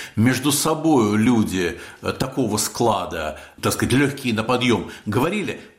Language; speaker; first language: Russian; native; Russian